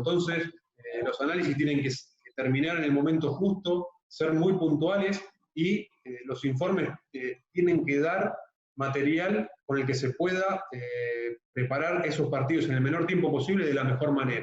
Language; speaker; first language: Spanish; native; Spanish